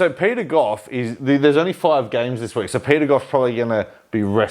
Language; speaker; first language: English; native; English